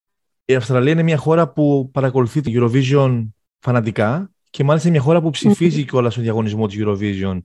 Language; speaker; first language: Greek; native; Greek